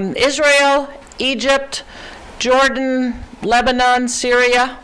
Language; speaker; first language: English; early bilingual, other home language; Ukrainian